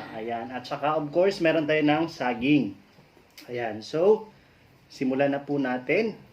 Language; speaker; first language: Filipino; non-native, local second language; Masbatenyo